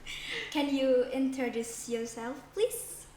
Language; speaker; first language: English; non-native, learner; Indonesian